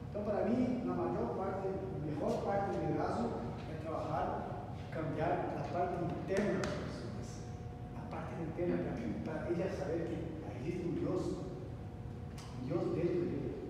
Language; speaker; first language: Spanish; non-native, learner; Portuguese